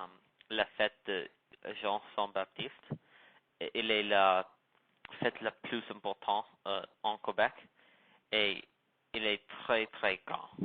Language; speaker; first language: French; non-native, learner; English